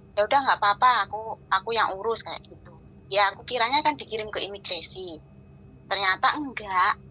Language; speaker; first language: Indonesian; non-native, local second language; Javanese